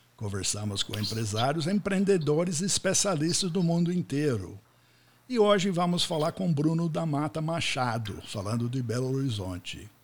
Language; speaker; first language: Portuguese; non-native, fluent; English